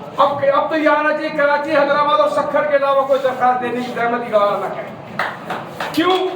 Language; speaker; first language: Urdu; native; Urdu